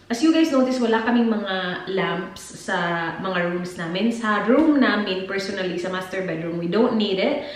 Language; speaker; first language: Filipino; native; Filipino